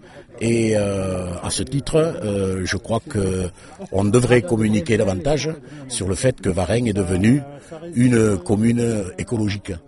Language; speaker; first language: French; native; French